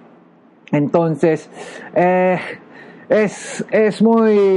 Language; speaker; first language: Spanish; non-native, learner; Filipino